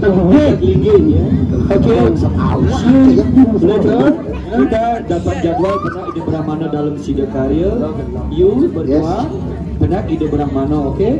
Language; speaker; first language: Indonesian; non-native, learner; English